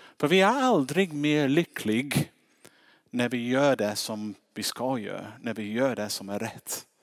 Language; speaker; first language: Swedish; non-native, fluent; English